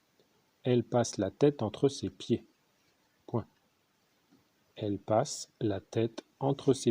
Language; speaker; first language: French; native; French